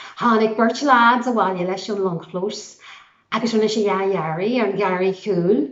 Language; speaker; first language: Irish; native; Irish